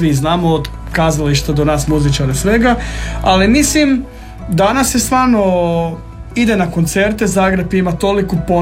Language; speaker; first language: Croatian; native; Croatian